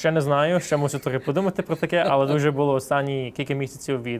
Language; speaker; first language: Ukrainian; early bilingual, heritage; English